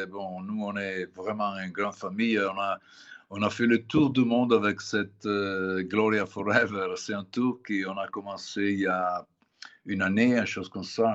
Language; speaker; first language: French; non-native, fluent; Italian